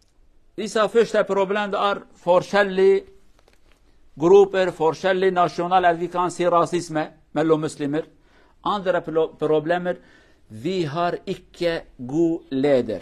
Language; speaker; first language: Norwegian; non-native, fluent; Kurdish